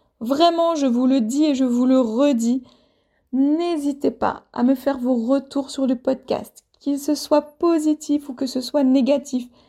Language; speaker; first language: French; native; French